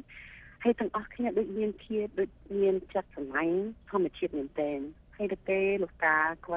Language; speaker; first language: Khmer; early bilingual, heritage; Khmer